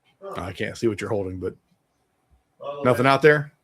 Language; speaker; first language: English; native; English